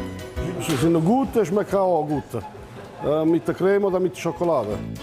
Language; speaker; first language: German; non-native, learner; Italian